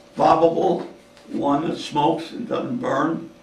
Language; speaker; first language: English; native; English